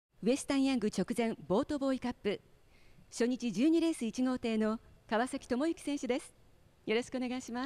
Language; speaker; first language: Japanese; native; Japanese